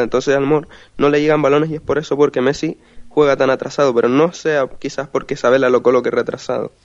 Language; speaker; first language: Spanish; native; Spanish